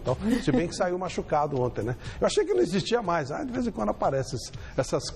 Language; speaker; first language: Portuguese; native; Portuguese